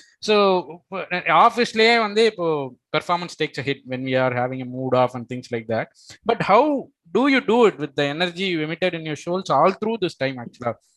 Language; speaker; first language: English; non-native, local second language; Tamil